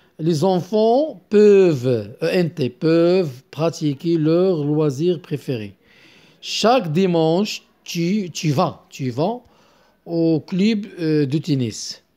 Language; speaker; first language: French; non-native, local second language; Arabic